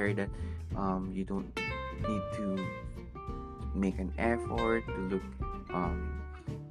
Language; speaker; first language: English; non-native, local second language; Filipino